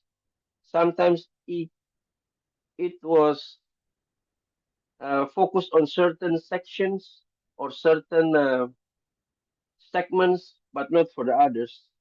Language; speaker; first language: English; non-native, fluent; Indonesian